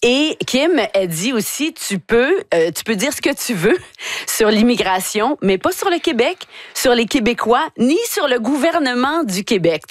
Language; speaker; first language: French; native; French